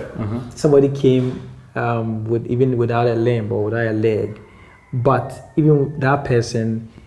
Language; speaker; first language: English; non-native, local second language; Akan